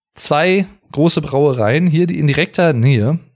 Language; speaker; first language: German; native; German